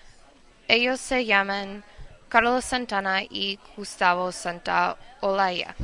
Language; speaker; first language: Spanish; non-native, learner; English